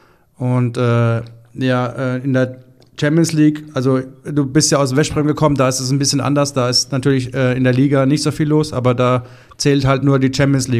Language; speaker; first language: German; native; German